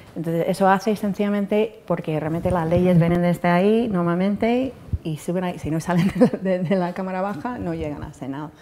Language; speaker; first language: Spanish; non-native, fluent; English